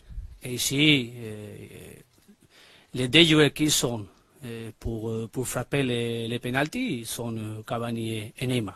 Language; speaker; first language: French; non-native, learner; Spanish